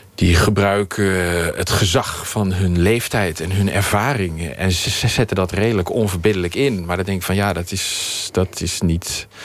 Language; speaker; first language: Dutch; native; Dutch